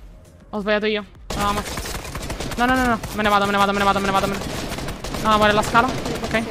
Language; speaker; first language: Italian; native; Italian